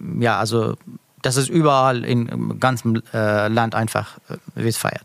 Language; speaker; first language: German; non-native, learner; Persian